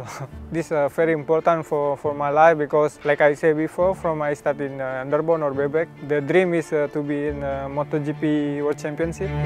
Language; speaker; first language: English; non-native, learner; Indonesian